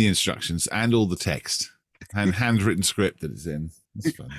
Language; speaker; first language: English; native; English